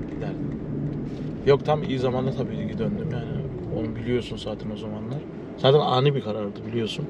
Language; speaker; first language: Turkish; early bilingual, heritage; Turkish